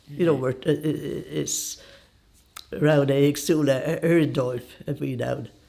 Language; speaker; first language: Irish; non-native, local second language; English